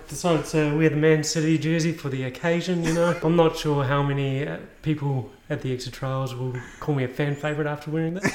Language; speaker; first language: English; native; English